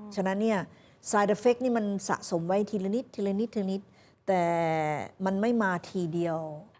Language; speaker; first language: Thai; early bilingual, heritage; Thai